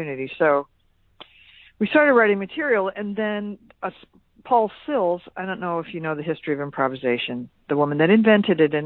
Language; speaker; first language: English; native; English